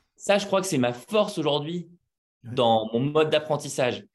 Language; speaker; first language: French; native; French